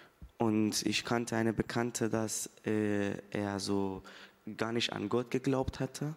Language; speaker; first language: German; early bilingual, other home language; Persian